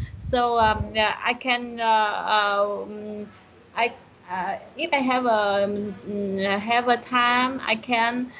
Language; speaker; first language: English; non-native, learner; Vietnamese